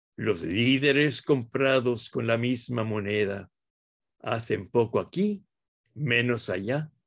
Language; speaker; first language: Spanish; early bilingual, heritage; Spanish